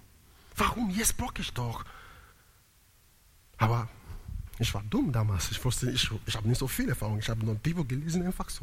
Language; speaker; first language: German; non-native, learner; Italian